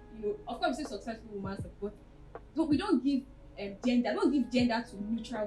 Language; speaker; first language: English; non-native, local second language; Yoruba